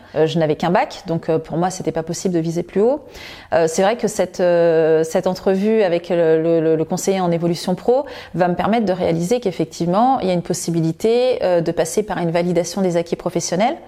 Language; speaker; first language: French; native; French